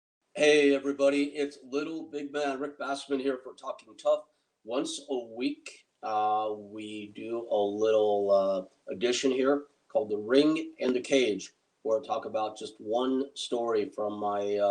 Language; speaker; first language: English; native; English